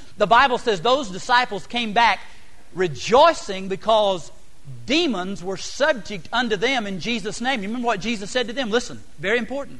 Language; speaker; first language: English; native; English